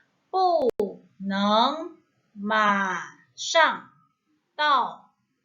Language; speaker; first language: Chinese; non-native, fluent; Indonesian